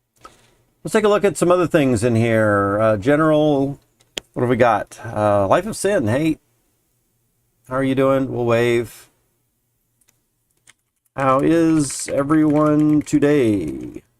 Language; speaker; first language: English; native; English